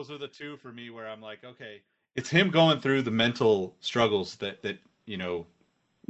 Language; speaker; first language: English; native; English